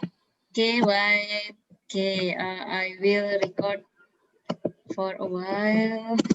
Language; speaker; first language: English; non-native, learner; Indonesian